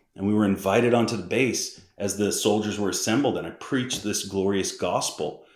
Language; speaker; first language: English; native; English